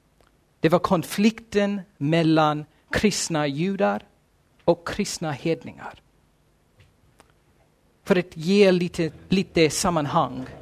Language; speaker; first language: Swedish; non-native, fluent; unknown